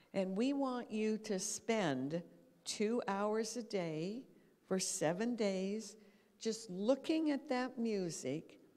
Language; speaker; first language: English; native; English